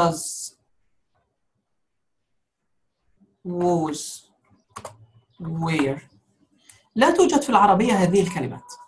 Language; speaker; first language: Arabic; non-native, fluent; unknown